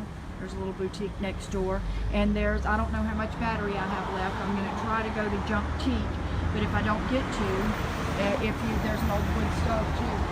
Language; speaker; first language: English; native; English